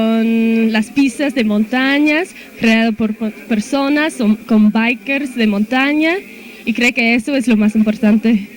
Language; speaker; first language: Spanish; non-native, fluent; English